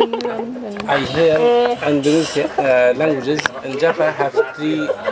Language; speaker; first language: English; non-native, learner; Arabic